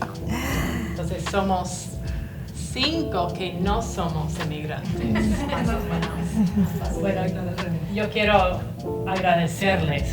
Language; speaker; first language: Spanish; non-native, fluent; English